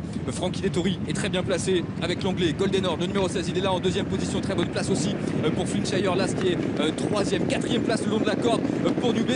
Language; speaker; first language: French; native; French